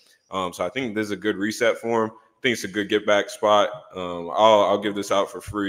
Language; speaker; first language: English; native; English